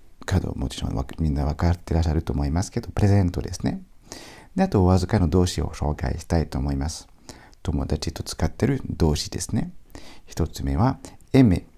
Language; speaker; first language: Japanese; non-native, fluent; French